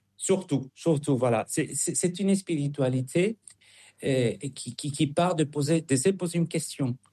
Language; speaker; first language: French; non-native, fluent; Spanish